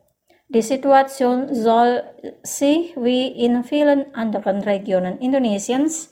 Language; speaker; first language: German; non-native, fluent; Indonesian